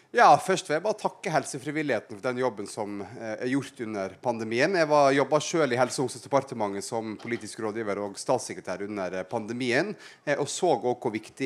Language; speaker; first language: Norwegian; native; Norwegian